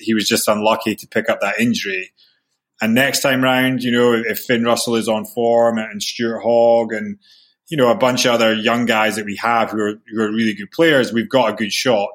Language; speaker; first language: English; native; English